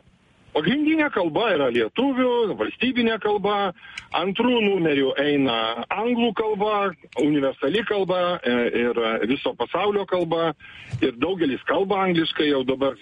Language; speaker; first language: Lithuanian; native; Lithuanian